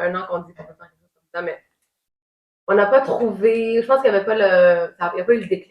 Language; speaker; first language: French; native; French